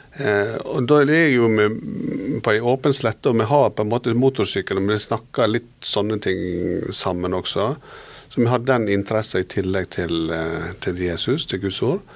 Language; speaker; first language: Norwegian; native; Norwegian